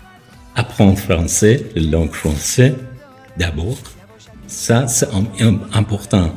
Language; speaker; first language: French; non-native, learner; Persian